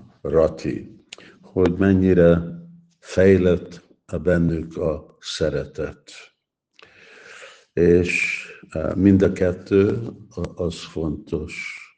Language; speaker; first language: Hungarian; early bilingual, heritage; Hungarian